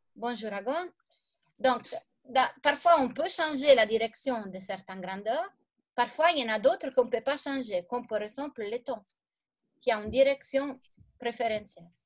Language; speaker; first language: French; non-native, fluent; Italian